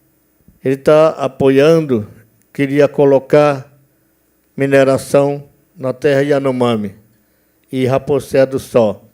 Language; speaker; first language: Portuguese; non-native, local second language; Yanomámi